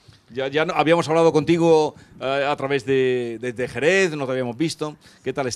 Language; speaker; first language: Spanish; native; Spanish